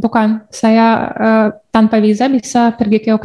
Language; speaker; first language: Indonesian; non-native, learner; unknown